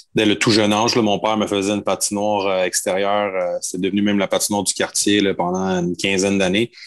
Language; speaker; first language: French; native; French